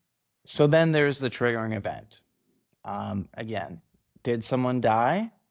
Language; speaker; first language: English; native; English